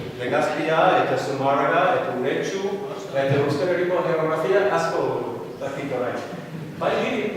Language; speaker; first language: Basque; non-native, fluent; Irish